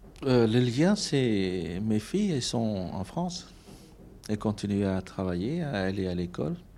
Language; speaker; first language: French; non-native, local second language; Khmer